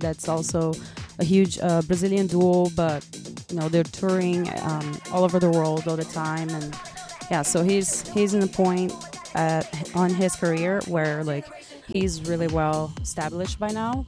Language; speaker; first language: English; non-native, fluent; Portuguese